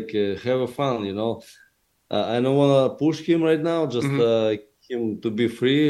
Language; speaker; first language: English; non-native, learner; Russian